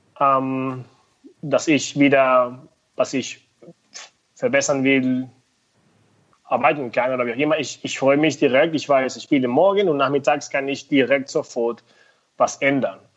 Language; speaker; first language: German; non-native, fluent; Spanish